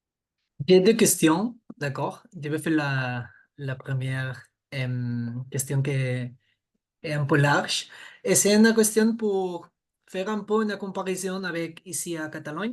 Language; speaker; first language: French; non-native, fluent; Catalan